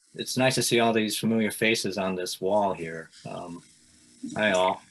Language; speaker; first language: English; native; English